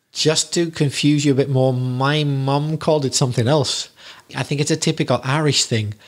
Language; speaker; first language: English; native; English